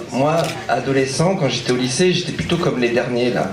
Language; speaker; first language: French; native; French